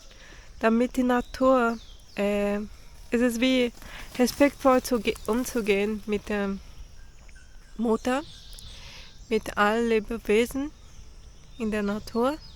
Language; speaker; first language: German; non-native, fluent; Portuguese